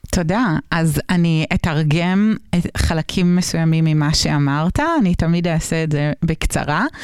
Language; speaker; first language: Hebrew; native; Hebrew